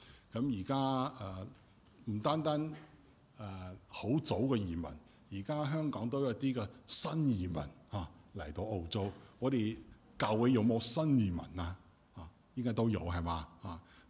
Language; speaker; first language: Cantonese; non-native, fluent; Chinese